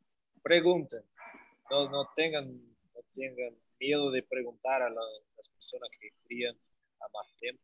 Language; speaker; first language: Spanish; non-native, learner; Portuguese